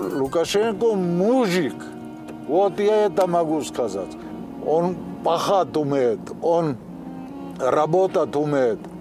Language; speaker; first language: Russian; non-native, local second language; Georgian